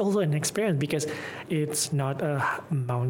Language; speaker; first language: English; non-native, fluent; Indonesian